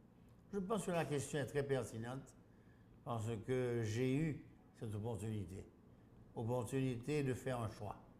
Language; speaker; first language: French; non-native, local second language; Haitian Creole